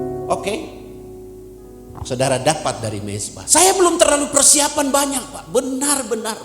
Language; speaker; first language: Indonesian; native; Indonesian